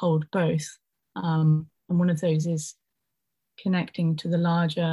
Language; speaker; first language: English; native; English